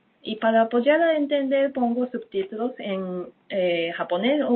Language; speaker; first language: Spanish; non-native, fluent; Japanese